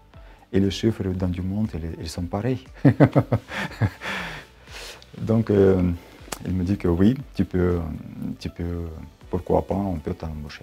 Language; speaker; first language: French; non-native, learner; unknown